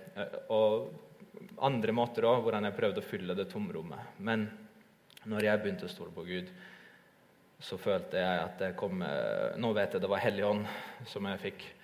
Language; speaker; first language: Norwegian; early bilingual, other home language; Estonian